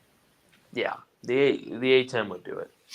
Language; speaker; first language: English; native; English